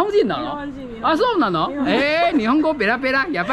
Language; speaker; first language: Japanese; non-native, fluent; Chinese